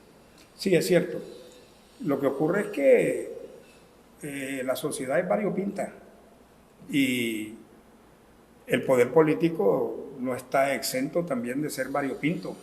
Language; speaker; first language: Spanish; native; Spanish